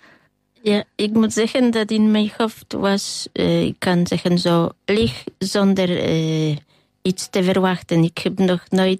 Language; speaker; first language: Dutch; non-native, learner; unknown